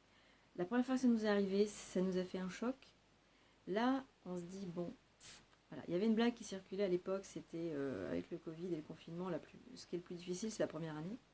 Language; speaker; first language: French; native; French